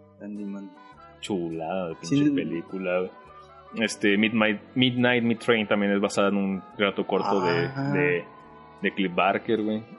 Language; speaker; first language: Spanish; native; Spanish